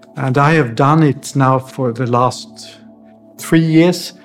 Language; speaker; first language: English; non-native, fluent; Swedish